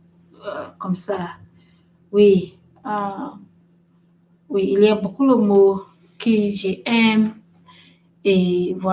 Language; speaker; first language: French; non-native, learner; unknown